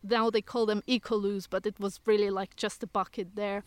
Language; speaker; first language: English; non-native, fluent; Russian